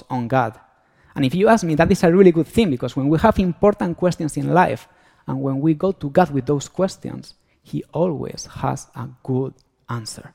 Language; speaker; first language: English; non-native, fluent; Spanish